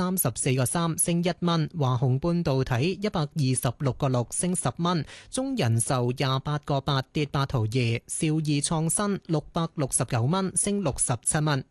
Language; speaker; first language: Cantonese; native; Cantonese